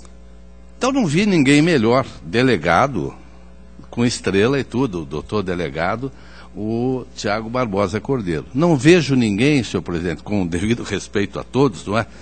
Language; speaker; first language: Portuguese; native; Portuguese